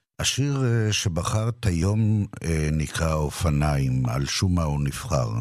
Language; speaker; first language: Hebrew; native; Hebrew